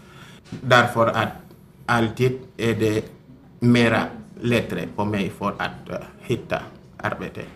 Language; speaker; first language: Swedish; non-native, learner; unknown